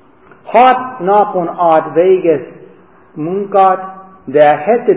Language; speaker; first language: Hungarian; non-native, learner; English